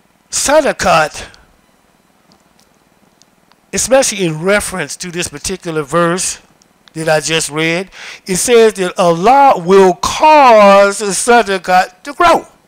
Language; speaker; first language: English; native; English